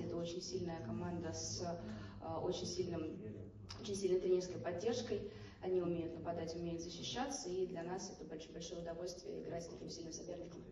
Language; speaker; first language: Russian; native; Russian